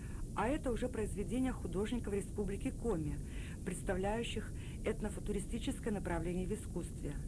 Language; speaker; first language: Russian; native; Russian